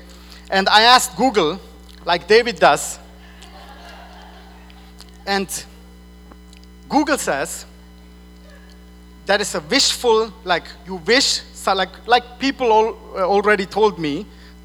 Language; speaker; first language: English; non-native, fluent; German